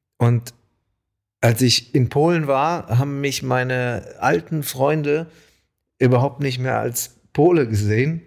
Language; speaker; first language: German; early bilingual, other home language; Polish